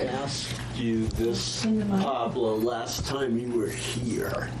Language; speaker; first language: English; native; English